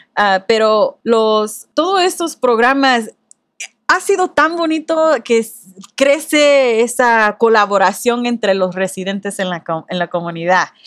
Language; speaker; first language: Spanish; early bilingual, heritage; Spanish